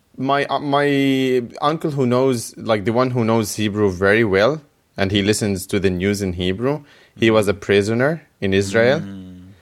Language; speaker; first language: English; non-native, fluent; Arabic